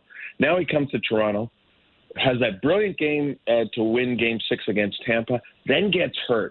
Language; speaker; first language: English; native; English